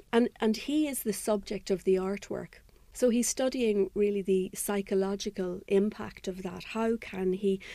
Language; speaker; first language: English; native; English